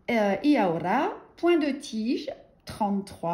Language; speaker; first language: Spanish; non-native, learner; French